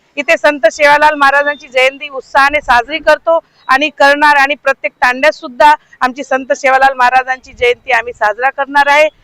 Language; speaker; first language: Marathi; non-native, local second language; Lambadi